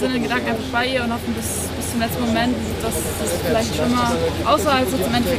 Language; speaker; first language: German; native; German